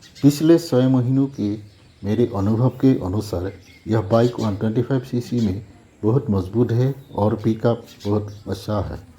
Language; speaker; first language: Hindi; non-native, local second language; Assamese